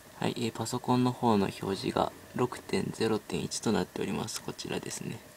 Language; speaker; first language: Japanese; native; Japanese